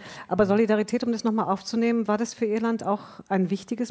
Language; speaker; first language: German; native; German